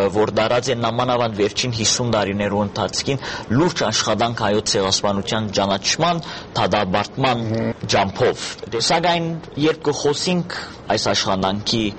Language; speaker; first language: Armenian; early bilingual, heritage; Armenian